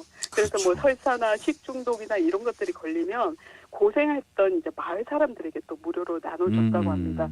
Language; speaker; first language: Korean; native; Korean